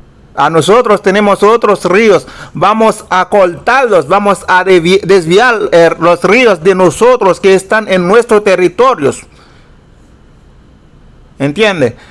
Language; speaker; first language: Spanish; non-native, fluent; Haitian Creole